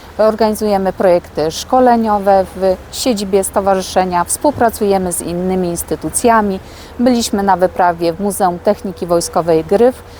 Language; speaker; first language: Polish; native; Polish